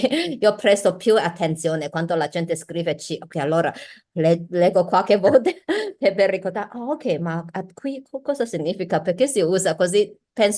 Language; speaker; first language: Italian; non-native, learner; Chinese